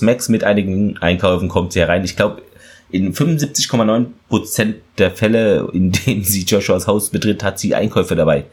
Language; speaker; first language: German; native; German